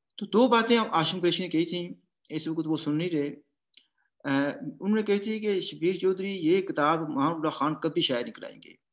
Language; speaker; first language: Urdu; non-native, local second language; Pahari-Potwari